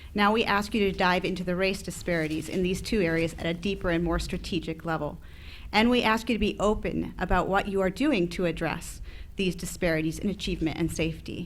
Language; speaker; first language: English; early bilingual, other home language; Spanish